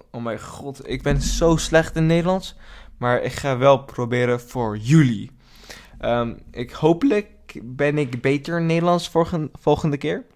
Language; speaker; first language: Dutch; non-native, learner; English